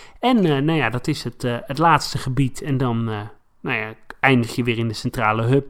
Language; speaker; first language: Dutch; native; Dutch